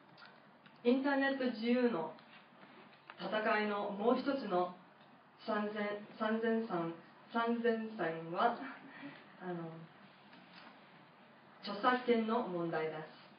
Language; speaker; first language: Japanese; non-native, fluent; English